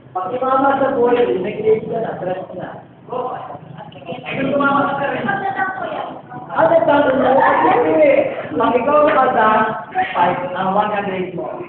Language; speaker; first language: Filipino; native; Filipino